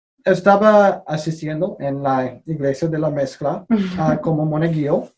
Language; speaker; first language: Spanish; non-native, learner; English